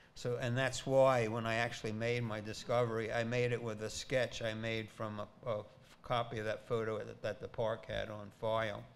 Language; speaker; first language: English; native; English